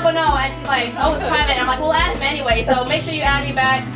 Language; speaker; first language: English; native; English